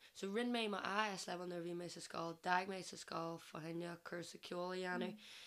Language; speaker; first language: Irish; non-native, local second language; English